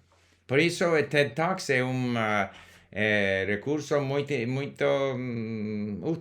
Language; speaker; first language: Portuguese; non-native, learner; English